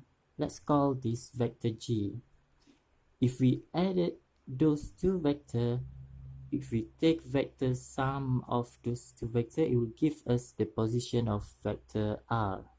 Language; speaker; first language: English; non-native, local second language; Malay